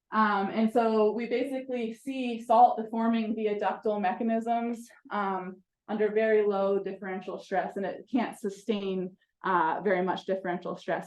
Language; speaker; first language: English; native; English